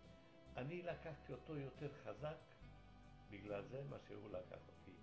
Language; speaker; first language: Hebrew; non-native, fluent; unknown